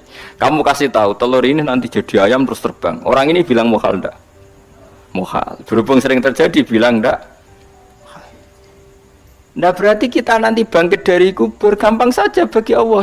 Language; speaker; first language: Indonesian; non-native, local second language; Javanese